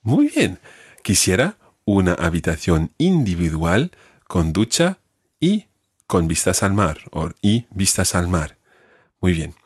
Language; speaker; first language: Spanish; non-native, fluent; English